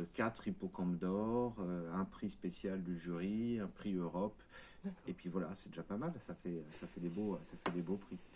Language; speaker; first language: French; native; French